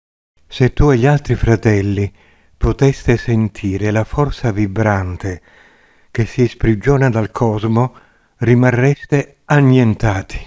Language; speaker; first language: Italian; native; Italian